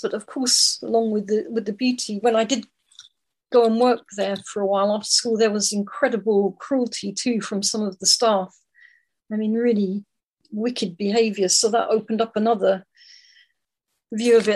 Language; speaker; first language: English; native; English